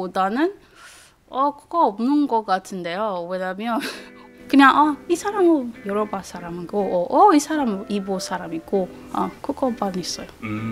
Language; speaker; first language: Korean; non-native, fluent; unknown